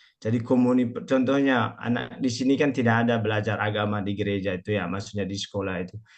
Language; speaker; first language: Indonesian; non-native, local second language; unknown